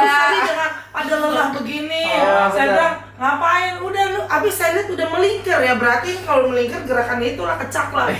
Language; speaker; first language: Indonesian; native; Indonesian